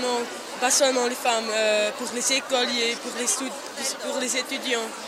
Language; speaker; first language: French; non-native, local second language; German